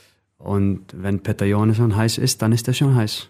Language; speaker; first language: German; non-native, fluent; Icelandic